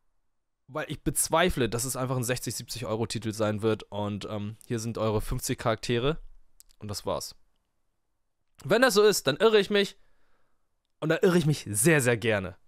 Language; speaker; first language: German; native; German